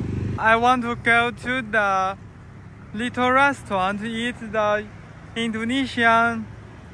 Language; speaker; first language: English; non-native, learner; Chinese